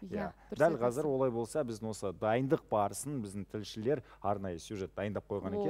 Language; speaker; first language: Kazakh; native; Kazakh